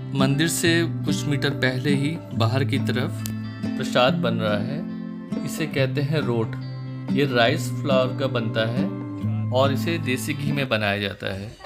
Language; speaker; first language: Hindi; native; Hindi